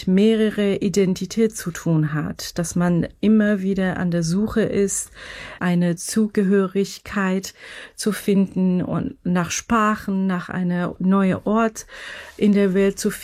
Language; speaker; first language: German; non-native, fluent; Persian